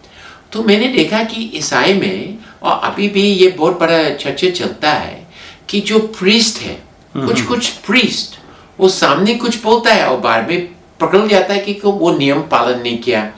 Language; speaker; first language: Hindi; non-native, fluent; English